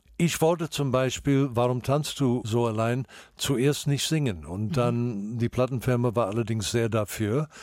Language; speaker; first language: German; non-native, fluent; English